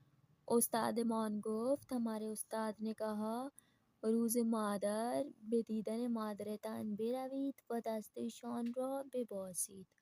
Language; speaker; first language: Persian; non-native, fluent; Urdu